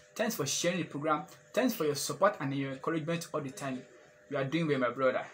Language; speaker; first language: English; non-native, local second language; Yoruba